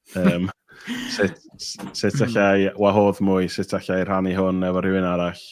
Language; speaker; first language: Welsh; native; Welsh